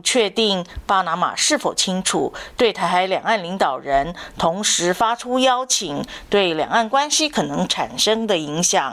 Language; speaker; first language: Chinese; native; Chinese